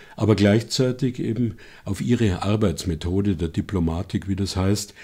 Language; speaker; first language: German; native; German